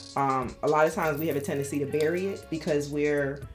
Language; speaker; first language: English; native; English